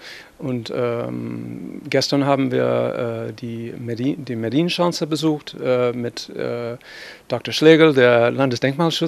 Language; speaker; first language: German; non-native, fluent; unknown